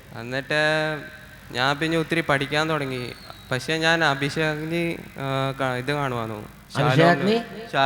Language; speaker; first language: Malayalam; early bilingual, heritage; Malayalam